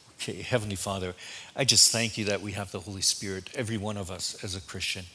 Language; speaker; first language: English; native; English